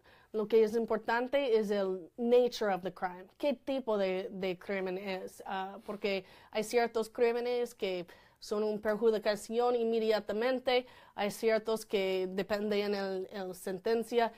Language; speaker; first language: Spanish; non-native, fluent; English